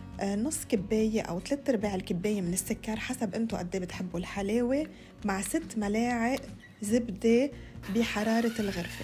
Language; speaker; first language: Arabic; native; Arabic